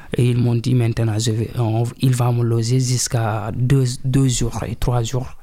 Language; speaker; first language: French; non-native, local second language; Wolof